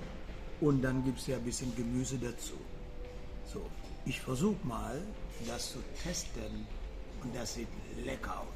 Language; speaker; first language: German; non-native, fluent; Sinhala